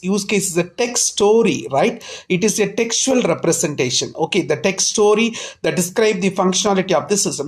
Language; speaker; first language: English; non-native, local second language; Tamil